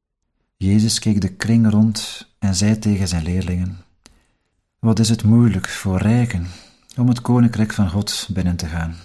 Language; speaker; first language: Dutch; native; Dutch